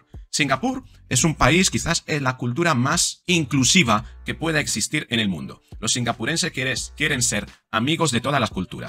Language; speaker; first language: Spanish; native; Spanish